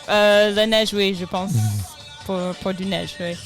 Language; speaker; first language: French; non-native, learner; English